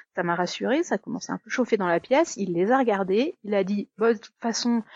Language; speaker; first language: French; native; French